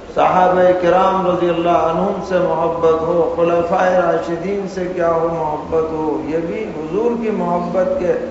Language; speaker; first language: Urdu; native; Urdu